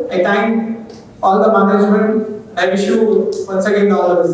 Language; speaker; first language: English; non-native, local second language; Telugu